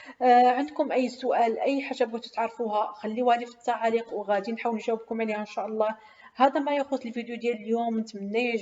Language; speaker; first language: Arabic; native; Arabic